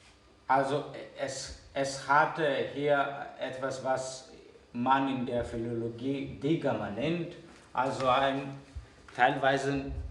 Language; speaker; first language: German; non-native, fluent; Greek